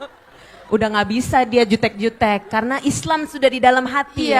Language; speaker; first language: Indonesian; native; Indonesian